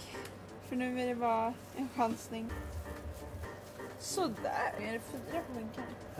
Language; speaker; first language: Swedish; native; Swedish